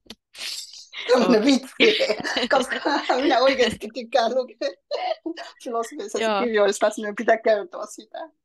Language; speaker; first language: Finnish; non-native, learner; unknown